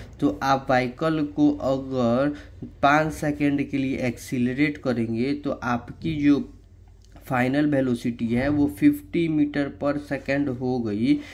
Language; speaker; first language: Hindi; native; Hindi